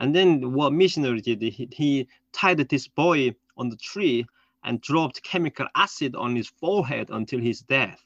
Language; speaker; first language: English; non-native, fluent; Korean